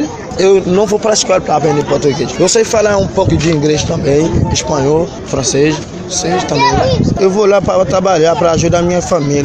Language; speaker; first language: Portuguese; non-native, learner; Haitian Creole